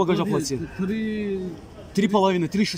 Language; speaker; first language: Russian; non-native, learner; Azerbaijani